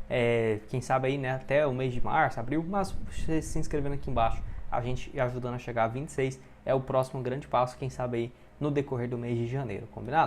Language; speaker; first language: Portuguese; native; Portuguese